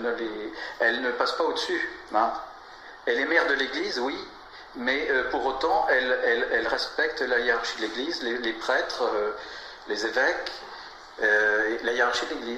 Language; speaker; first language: French; native; French